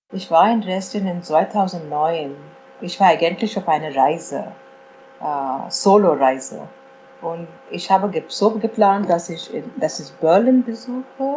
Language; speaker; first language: German; non-native, fluent; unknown